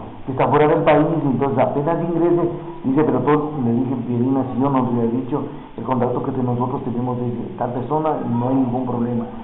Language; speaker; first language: Spanish; native; Spanish